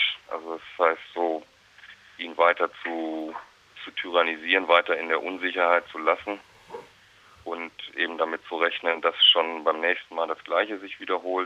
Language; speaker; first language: German; native; German